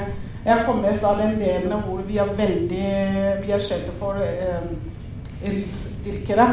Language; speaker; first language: Norwegian; non-native, fluent; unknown